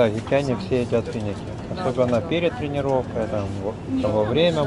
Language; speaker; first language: Russian; native; Russian